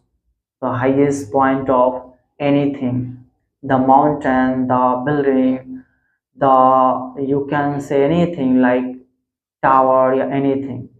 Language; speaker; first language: English; non-native, local second language; Hindi